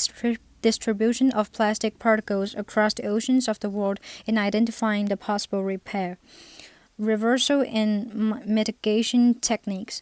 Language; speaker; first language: English; non-native, fluent; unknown